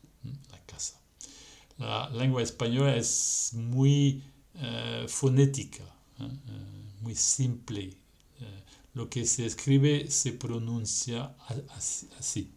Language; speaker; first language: Spanish; non-native, fluent; French